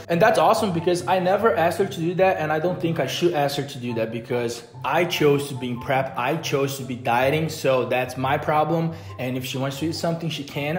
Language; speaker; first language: English; non-native, fluent; Portuguese